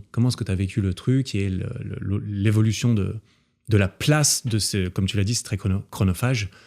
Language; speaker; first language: French; native; French